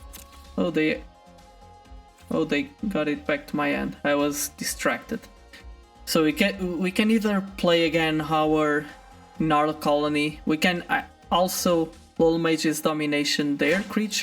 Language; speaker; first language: English; non-native, fluent; Portuguese